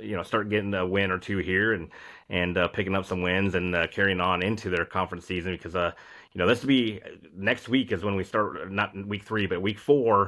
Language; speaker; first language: English; native; English